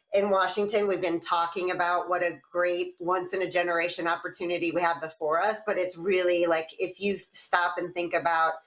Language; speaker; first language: English; native; English